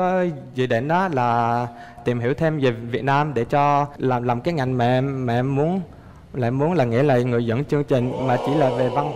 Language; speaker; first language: Vietnamese; early bilingual, heritage; Vietnamese